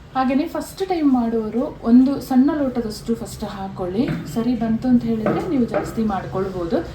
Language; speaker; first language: Kannada; native; Kannada